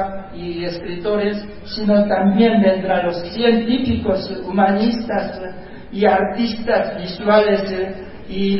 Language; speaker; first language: Spanish; non-native, fluent; Korean